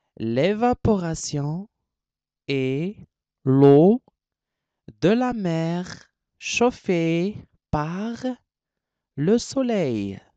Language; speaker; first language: French; non-native, local second language; Arabic